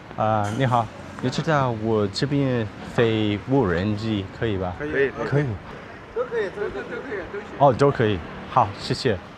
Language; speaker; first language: Chinese; non-native, learner; English